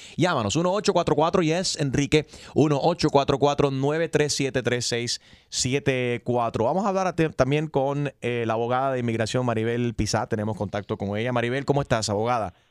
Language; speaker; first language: Spanish; early bilingual, heritage; Spanish